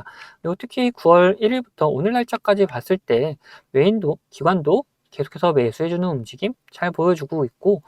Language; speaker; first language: Korean; native; Korean